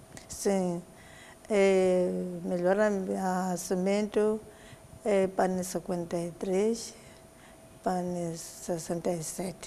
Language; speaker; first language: Portuguese; non-native, local second language; Tsonga